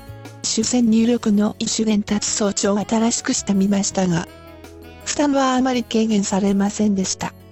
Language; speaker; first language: Japanese; native; Japanese